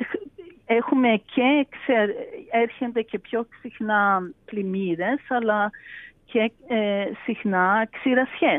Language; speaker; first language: Greek; early bilingual, heritage; Greek